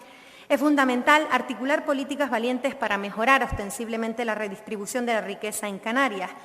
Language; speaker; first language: Spanish; native; Spanish